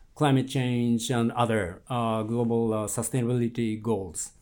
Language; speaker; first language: English; non-native, fluent; Japanese